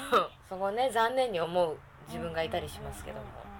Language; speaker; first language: Japanese; native; Japanese